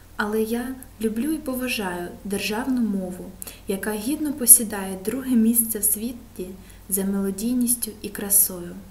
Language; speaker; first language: Ukrainian; non-native, local second language; Russian